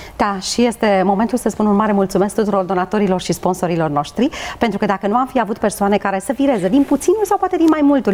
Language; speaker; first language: Romanian; native; Romanian